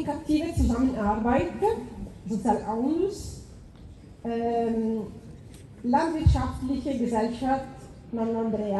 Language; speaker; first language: German; non-native, fluent; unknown